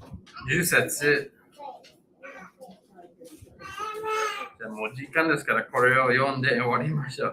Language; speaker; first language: Japanese; non-native, fluent; English